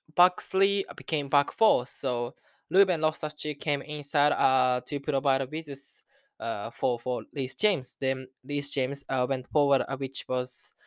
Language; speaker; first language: English; non-native, learner; Japanese